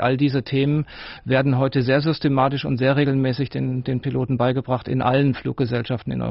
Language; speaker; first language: German; native; German